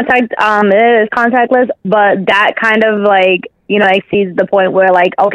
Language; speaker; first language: English; native; English